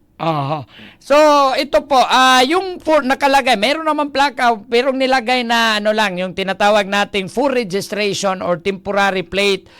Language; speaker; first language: Filipino; non-native, local second language; Cebuano